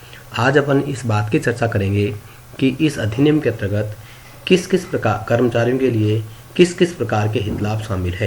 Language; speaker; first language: Hindi; native; Hindi